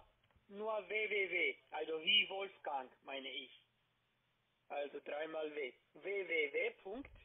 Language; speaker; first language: German; non-native, learner; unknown